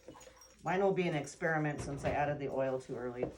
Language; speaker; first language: English; native; English